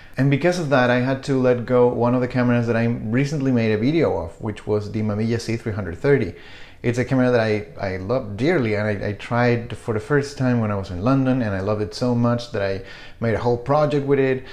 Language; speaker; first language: English; non-native, fluent; Spanish